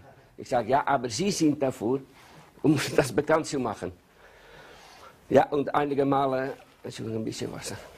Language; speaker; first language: German; non-native, learner; Dutch